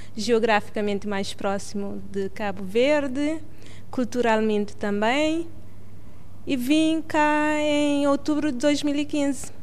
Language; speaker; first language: Portuguese; non-native, local second language; Kabuverdianu